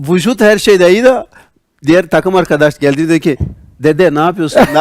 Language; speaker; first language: Turkish; non-native, learner; Portuguese